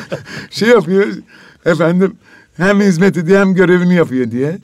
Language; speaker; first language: Turkish; native; Turkish